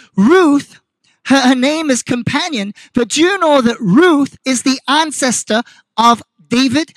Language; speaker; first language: English; non-native, fluent; Korean